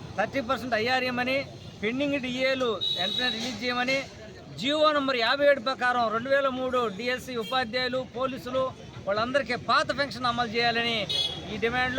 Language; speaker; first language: Telugu; native; Telugu